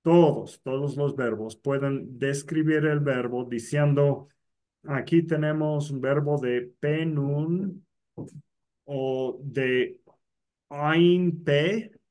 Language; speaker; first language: Spanish; non-native, fluent; English